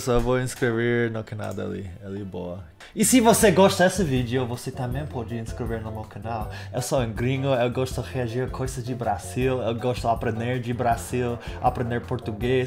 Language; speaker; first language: Portuguese; non-native, learner; English